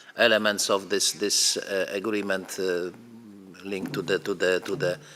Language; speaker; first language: English; non-native, fluent; Polish